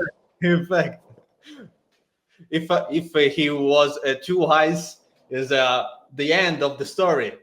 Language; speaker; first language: English; non-native, learner; Italian